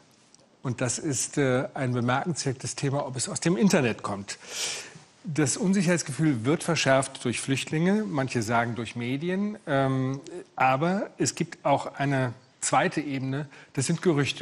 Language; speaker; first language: German; native; German